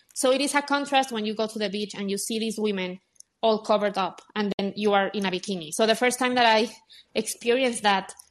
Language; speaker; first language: English; non-native, fluent; Spanish